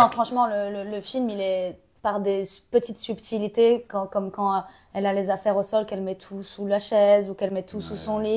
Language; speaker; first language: French; native; French